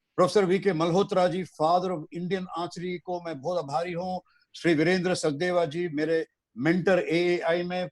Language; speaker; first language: Hindi; non-native, local second language; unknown